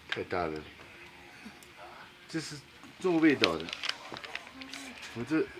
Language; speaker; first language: Chinese; native; Chinese